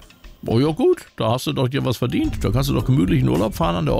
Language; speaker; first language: German; native; German